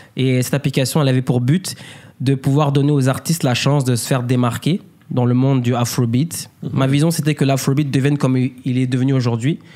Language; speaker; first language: French; native; French